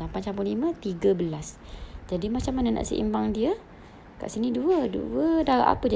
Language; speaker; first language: Malay; native; Malay